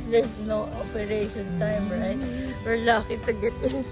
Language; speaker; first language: English; non-native, learner; Japanese